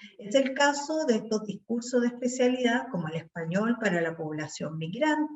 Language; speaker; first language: Spanish; native; Spanish